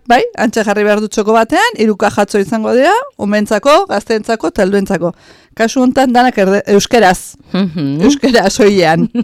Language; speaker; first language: Basque; native; Basque